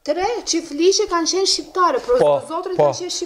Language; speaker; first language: Albanian; native; Albanian